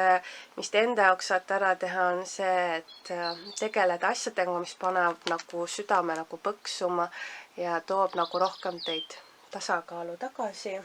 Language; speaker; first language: Estonian; native; Estonian